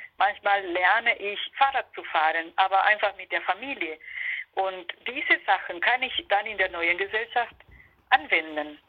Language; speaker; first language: German; non-native, fluent; Spanish